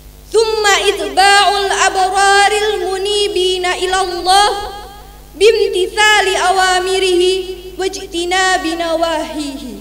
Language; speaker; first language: Arabic; non-native, learner; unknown